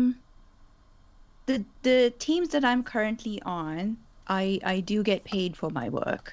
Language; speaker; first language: English; non-native, local second language; Urdu